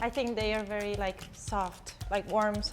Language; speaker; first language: English; non-native, fluent; Spanish